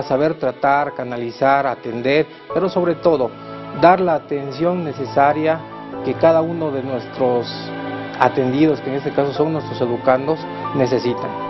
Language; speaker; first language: Spanish; native; Spanish